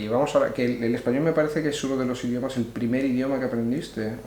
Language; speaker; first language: Spanish; non-native, fluent; Italian